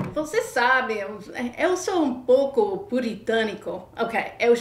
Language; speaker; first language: Portuguese; non-native, fluent; English